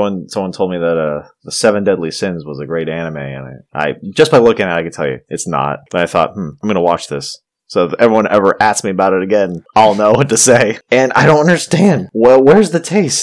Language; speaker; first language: English; native; English